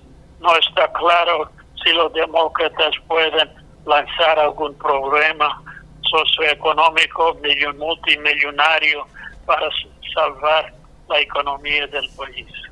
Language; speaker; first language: Spanish; non-native, fluent; English